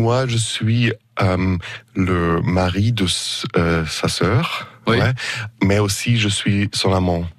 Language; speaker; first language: French; non-native, fluent; German